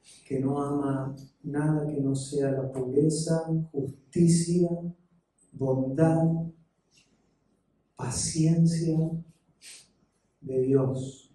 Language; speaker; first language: Spanish; native; Spanish